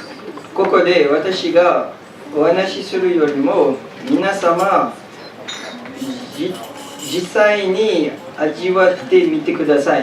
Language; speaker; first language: Japanese; non-native, fluent; French